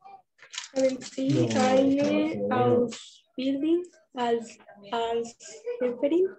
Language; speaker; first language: German; non-native, learner; Spanish